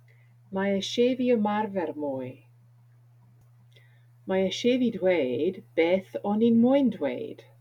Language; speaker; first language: Welsh; non-native, learner; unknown